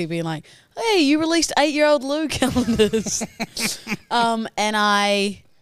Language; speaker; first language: English; native; English